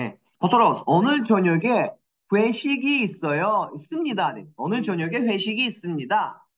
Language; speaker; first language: Korean; non-native, fluent; Kyrgyz